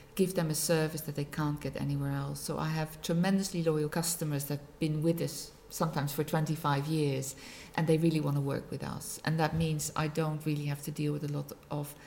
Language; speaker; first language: English; non-native, fluent; Dutch